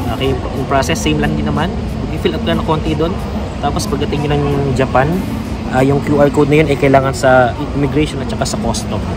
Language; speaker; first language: Filipino; native; Filipino